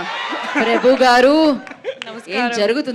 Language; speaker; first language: Telugu; native; Telugu